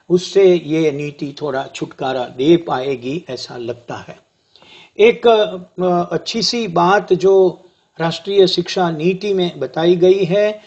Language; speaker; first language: Hindi; non-native, local second language; Gujarati